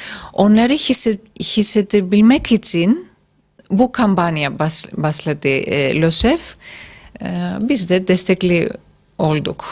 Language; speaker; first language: Turkish; non-native, fluent; Greek